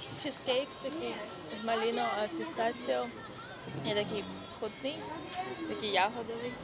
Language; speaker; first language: Slovak; non-native, learner; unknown